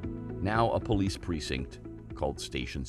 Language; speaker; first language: English; native; English